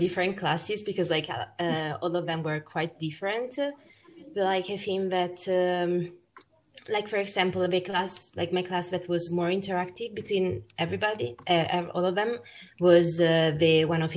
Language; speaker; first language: English; non-native, fluent; Italian